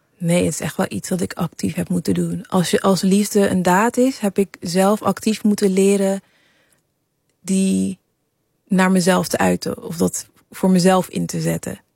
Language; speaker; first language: Dutch; early bilingual, other home language; English